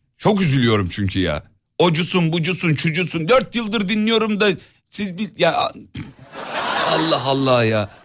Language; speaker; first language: Turkish; native; Turkish